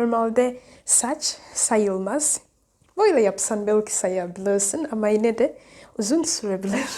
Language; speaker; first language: Turkish; non-native, fluent; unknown